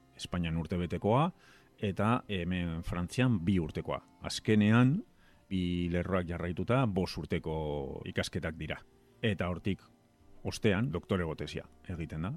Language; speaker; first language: Basque; non-native, local second language; Spanish